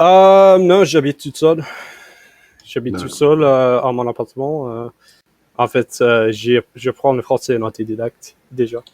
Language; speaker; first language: French; non-native, fluent; English